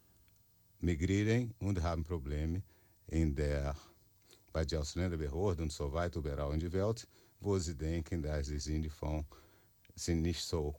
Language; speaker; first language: German; non-native, learner; Portuguese